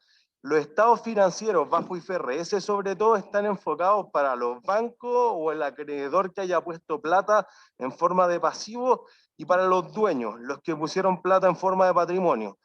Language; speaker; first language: Spanish; native; Spanish